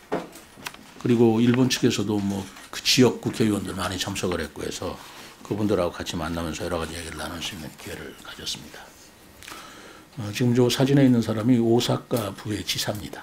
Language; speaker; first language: Korean; native; Korean